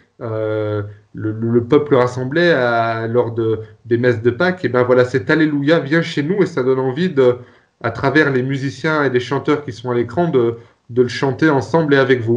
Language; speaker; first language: French; native; French